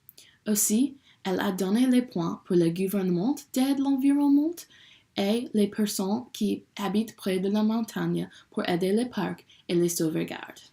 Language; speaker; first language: French; non-native, learner; English